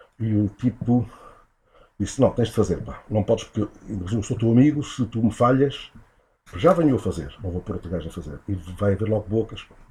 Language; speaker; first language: Portuguese; native; Portuguese